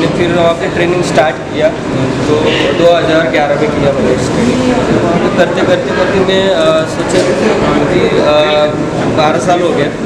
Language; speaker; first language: Hindi; non-native, local second language; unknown